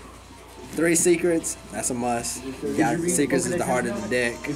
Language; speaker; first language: English; native; English